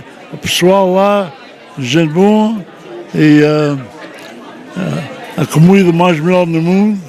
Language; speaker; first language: Portuguese; early bilingual, heritage; Portuguese